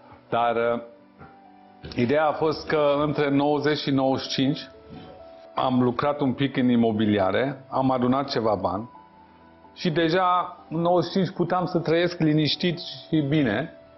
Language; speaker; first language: Romanian; non-native, fluent; Persian